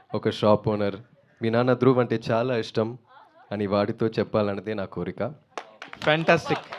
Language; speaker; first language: Telugu; non-native, learner; Tamil